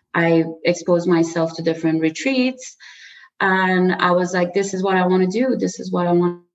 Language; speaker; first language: English; early bilingual, other home language; Persian